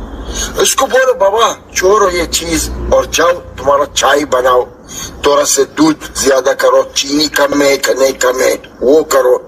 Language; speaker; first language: Hindi; non-native, learner; Arabic